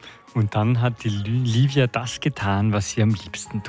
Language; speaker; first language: German; native; German